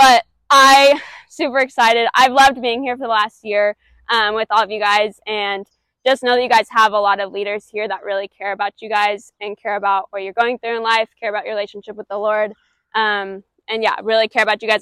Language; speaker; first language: English; native; English